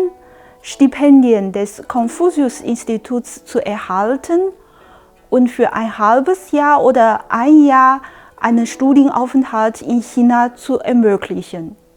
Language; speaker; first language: German; non-native, fluent; Chinese